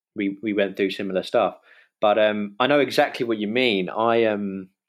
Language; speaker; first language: English; native; English